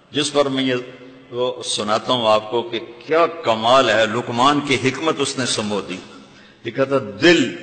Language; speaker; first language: Urdu; non-native, local second language; Punjabi